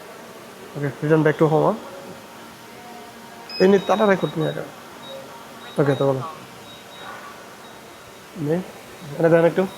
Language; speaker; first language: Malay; non-native, learner; Bangla